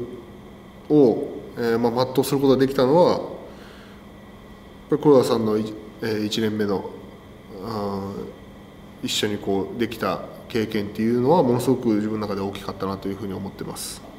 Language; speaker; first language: Japanese; native; Japanese